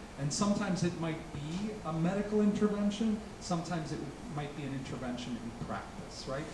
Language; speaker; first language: English; early bilingual, other home language; Spanish